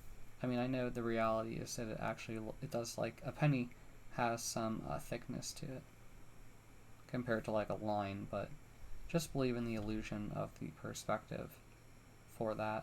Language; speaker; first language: English; native; English